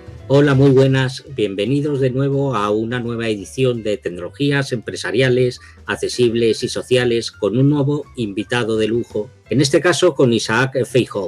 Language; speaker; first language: Spanish; native; Spanish